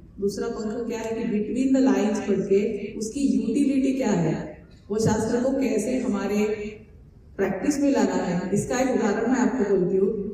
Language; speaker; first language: Hindi; non-native, local second language; Marathi